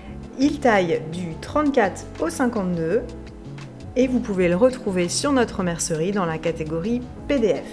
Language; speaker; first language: French; native; French